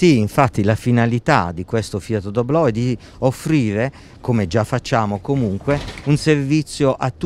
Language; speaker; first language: Italian; native; Italian